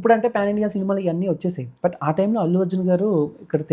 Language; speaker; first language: Telugu; native; Telugu